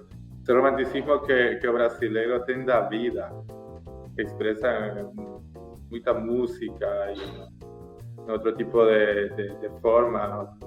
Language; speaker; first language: Portuguese; non-native, learner; Spanish